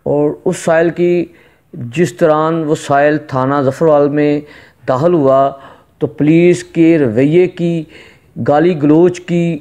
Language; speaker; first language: Hindi; non-native, local second language; Punjabi